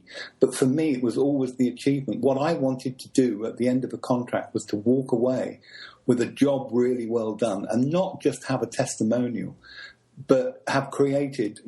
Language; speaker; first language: English; native; English